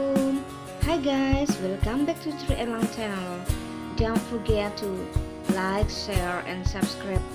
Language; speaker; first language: English; non-native, fluent; Indonesian